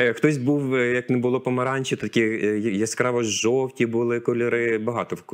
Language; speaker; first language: Ukrainian; native; Ukrainian